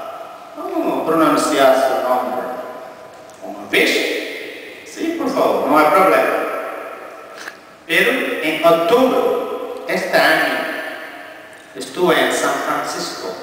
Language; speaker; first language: Spanish; non-native, fluent; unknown